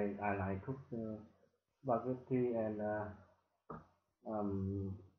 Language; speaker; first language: English; non-native, learner; Vietnamese